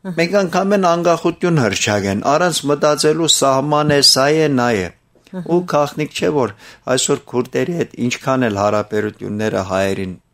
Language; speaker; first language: Armenian; early bilingual, heritage; Armenian